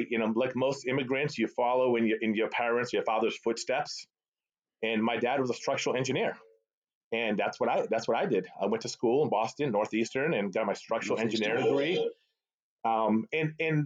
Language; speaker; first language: English; early bilingual, other home language; Arabic